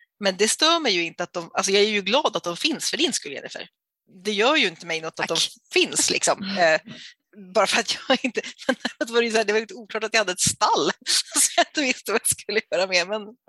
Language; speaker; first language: Swedish; native; Swedish